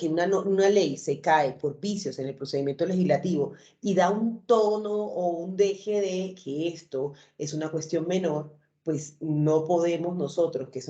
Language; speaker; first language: Spanish; native; Spanish